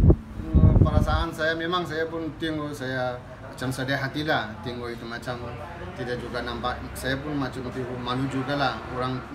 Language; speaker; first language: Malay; non-native, learner; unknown